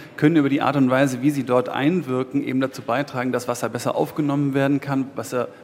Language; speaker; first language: German; native; German